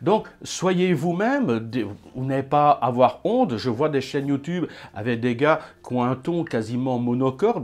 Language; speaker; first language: French; native; French